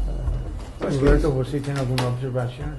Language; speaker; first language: Portuguese; non-native, fluent; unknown